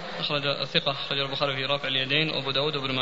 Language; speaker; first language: Arabic; native; Arabic